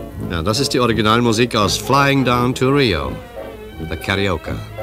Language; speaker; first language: German; native; German